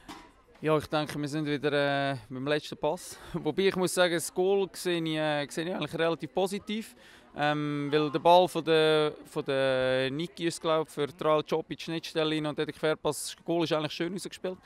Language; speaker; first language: German; native; German